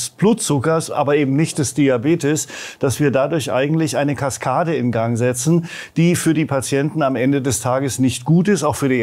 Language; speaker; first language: German; native; German